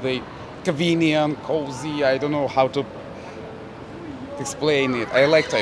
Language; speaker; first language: English; non-native, learner; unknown